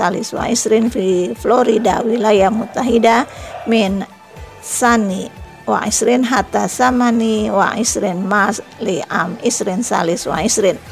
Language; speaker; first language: Arabic; non-native, fluent; Indonesian